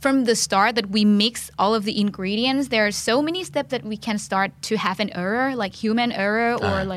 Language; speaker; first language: English; non-native, fluent; Thai